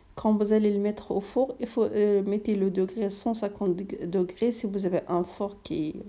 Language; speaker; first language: French; non-native, local second language; Arabic